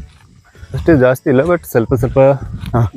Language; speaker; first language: Kannada; non-native, local second language; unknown